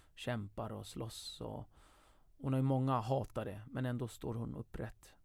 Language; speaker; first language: Swedish; early bilingual, other home language; Kurdish